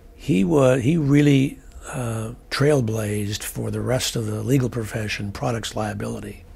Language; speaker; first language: English; native; English